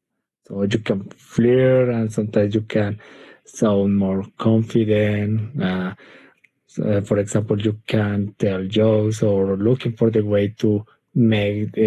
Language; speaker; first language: English; non-native, learner; Spanish